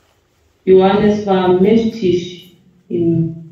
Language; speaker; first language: German; non-native, fluent; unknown